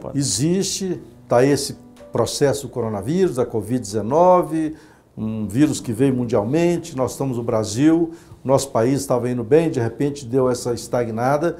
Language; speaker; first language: Portuguese; native; Portuguese